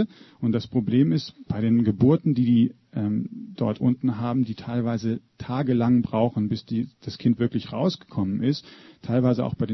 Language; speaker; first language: German; native; German